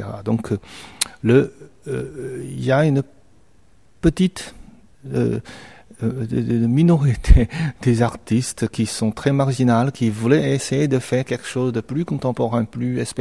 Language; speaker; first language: French; non-native, fluent; Chinese